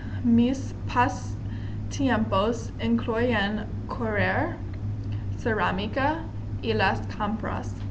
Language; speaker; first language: Spanish; non-native, learner; English